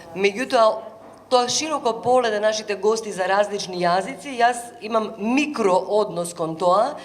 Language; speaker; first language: Macedonian; native; Macedonian